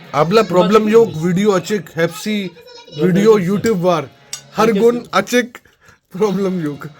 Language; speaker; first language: Turkish; non-native, learner; Urdu